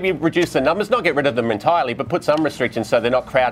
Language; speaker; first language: English; native; English